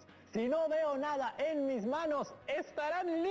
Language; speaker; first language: Spanish; native; Spanish